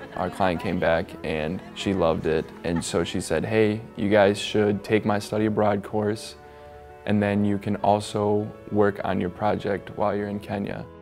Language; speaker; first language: English; native; English